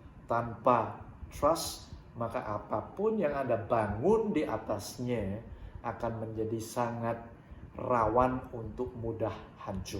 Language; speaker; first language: Indonesian; native; Indonesian